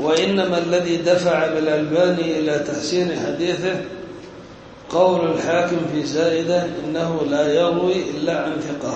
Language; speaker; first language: Arabic; native; Arabic